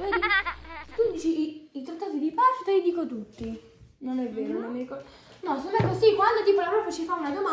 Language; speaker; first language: Italian; native; Italian